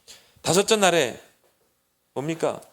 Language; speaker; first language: Korean; native; Korean